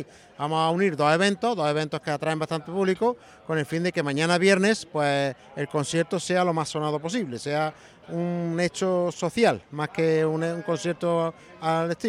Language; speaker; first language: Spanish; native; Spanish